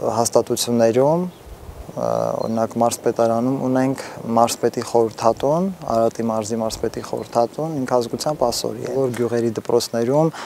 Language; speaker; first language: Armenian; non-native, local second language; Assyrian Neo-Aramaic